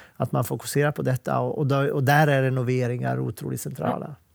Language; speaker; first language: Swedish; non-native, fluent; Serbian